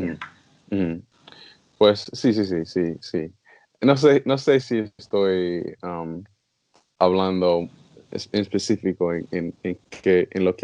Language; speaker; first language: Spanish; non-native, learner; English